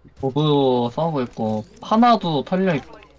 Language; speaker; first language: Korean; native; Korean